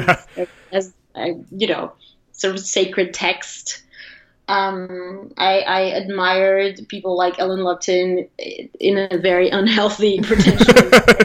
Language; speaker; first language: English; non-native, fluent; Portuguese